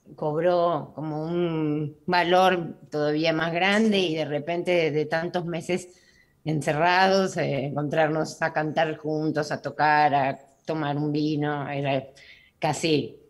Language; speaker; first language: Spanish; native; Spanish